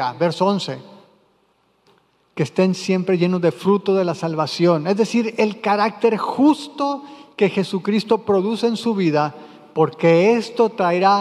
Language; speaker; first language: Spanish; native; Spanish